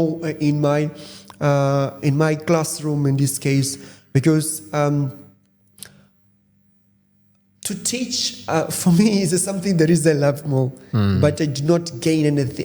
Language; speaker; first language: English; non-native, fluent; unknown